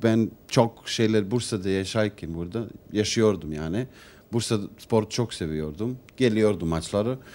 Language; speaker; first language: Turkish; non-native, learner; Serbian